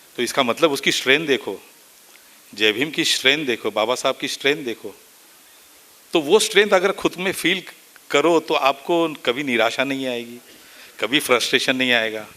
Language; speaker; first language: Hindi; non-native, local second language; Marathi